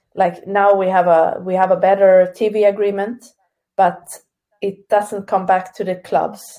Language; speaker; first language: English; non-native, fluent; Swedish